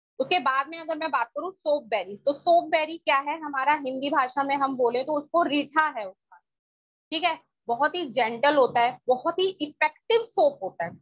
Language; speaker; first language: Hindi; native; Hindi